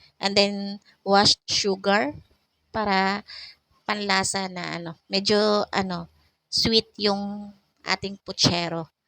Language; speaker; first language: Filipino; non-native, local second language; Cebuano